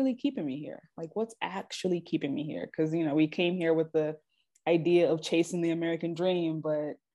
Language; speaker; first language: English; early bilingual, other home language; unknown